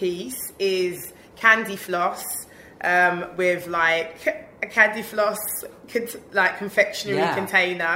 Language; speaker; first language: English; native; English